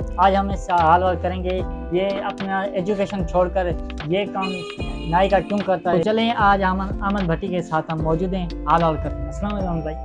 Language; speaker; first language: Urdu; non-native, local second language; Sindhi